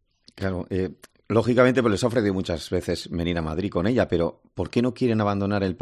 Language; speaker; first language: Spanish; native; Spanish